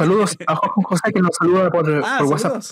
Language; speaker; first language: Spanish; native; Spanish